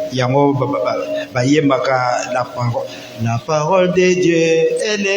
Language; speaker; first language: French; non-native, local second language; Lingala